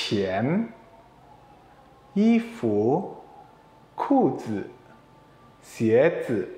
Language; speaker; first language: Chinese; non-native, fluent; Indonesian